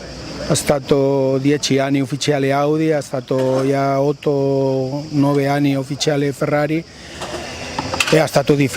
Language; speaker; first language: Italian; non-native, learner; Spanish